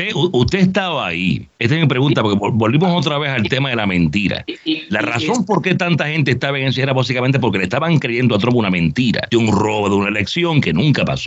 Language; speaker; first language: Spanish; native; Spanish